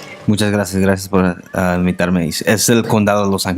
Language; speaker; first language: Spanish; non-native, local second language; English